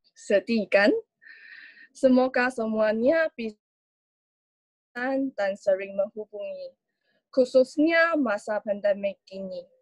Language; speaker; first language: Indonesian; non-native, learner; Chinese